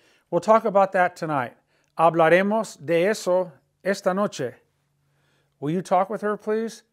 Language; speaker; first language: English; native; English